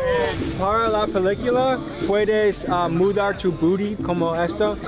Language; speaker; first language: Spanish; non-native, learner; English